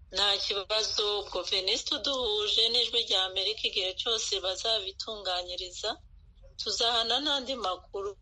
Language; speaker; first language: Kinyarwanda; native; Kinyarwanda